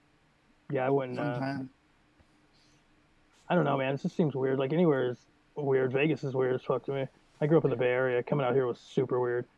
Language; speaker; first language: English; native; English